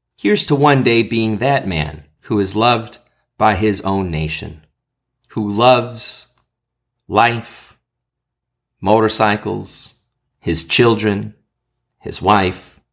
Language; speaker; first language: English; native; English